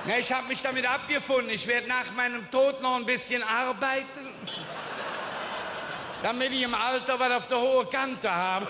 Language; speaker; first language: German; native; German